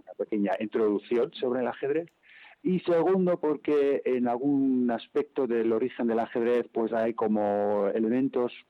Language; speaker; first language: Spanish; non-native, fluent; Dutch